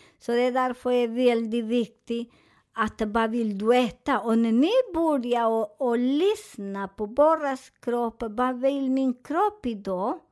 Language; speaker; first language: Swedish; non-native, fluent; Spanish